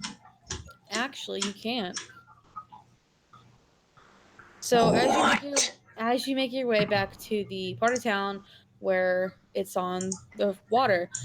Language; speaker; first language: English; native; English